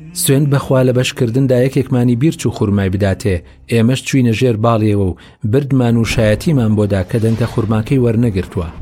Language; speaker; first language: Central Kurdish; native; Central Kurdish